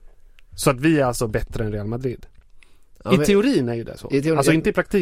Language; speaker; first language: Swedish; native; Swedish